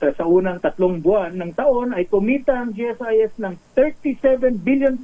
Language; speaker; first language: Filipino; native; Filipino